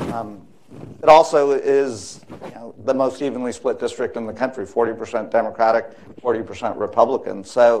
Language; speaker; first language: English; native; English